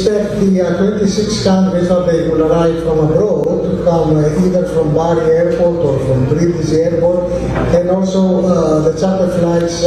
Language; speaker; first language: English; non-native, fluent; Greek